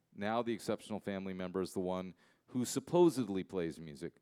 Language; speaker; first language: English; native; English